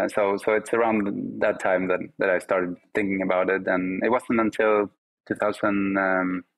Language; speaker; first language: English; non-native, fluent; Swedish